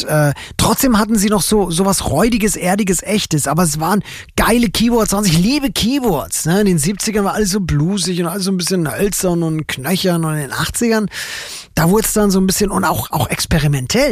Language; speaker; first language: German; native; German